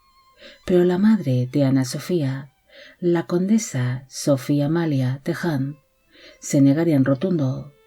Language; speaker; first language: Spanish; native; Spanish